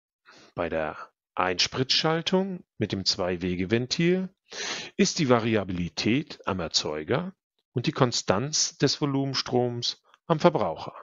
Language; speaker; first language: German; native; German